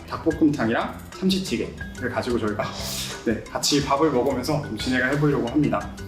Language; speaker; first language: Korean; native; Korean